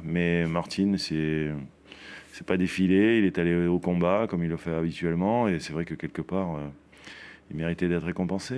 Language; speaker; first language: French; native; French